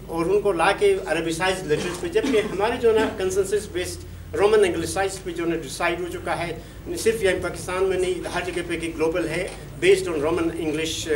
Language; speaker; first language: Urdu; non-native, local second language; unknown